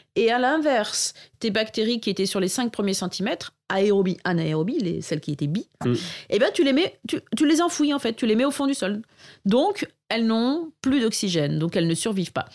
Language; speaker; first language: French; native; French